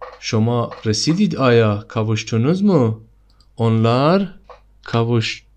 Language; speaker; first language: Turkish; non-native, fluent; Persian